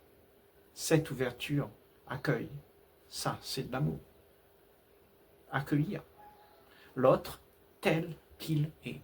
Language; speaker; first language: French; native; French